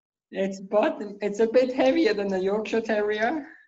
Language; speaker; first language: English; non-native, fluent; German